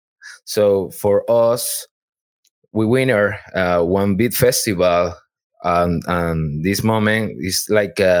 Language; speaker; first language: English; non-native, learner; Spanish